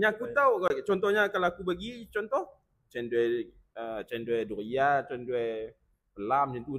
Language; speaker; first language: Malay; native; Malay